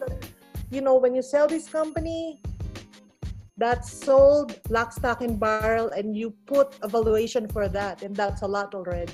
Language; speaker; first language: English; non-native, local second language; Filipino